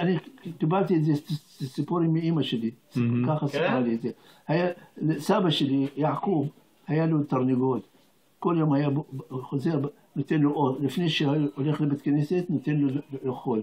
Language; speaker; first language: Hebrew; non-native, fluent; Arabic